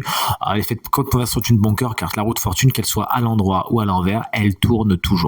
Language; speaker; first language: French; native; French